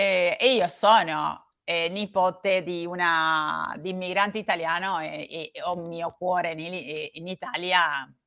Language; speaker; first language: Italian; non-native, learner; Spanish